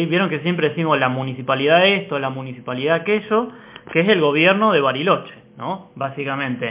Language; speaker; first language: Spanish; native; Spanish